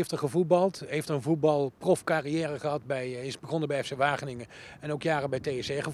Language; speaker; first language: Dutch; native; Dutch